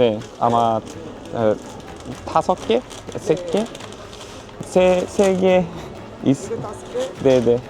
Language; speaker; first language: Korean; non-native, learner; Portuguese